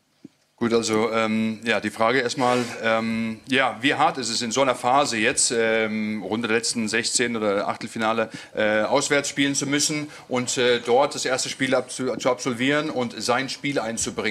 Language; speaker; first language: German; native; German